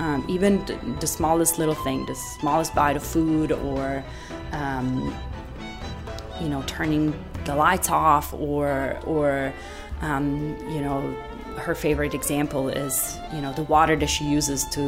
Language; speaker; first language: English; non-native, fluent; Italian